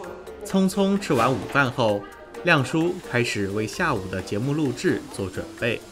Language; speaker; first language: Chinese; native; Chinese